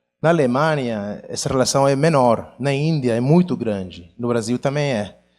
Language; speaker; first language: Portuguese; non-native, fluent; Catalan